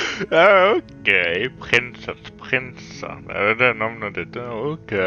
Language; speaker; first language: Norwegian; non-native, learner; Swedish